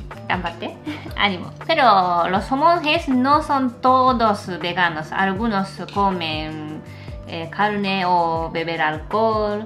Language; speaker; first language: Spanish; non-native, learner; Japanese